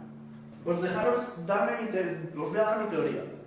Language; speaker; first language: Spanish; native; Spanish